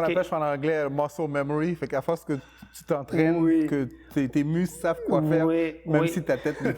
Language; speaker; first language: French; native; French